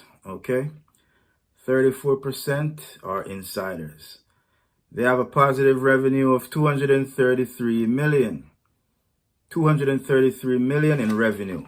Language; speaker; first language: English; native; English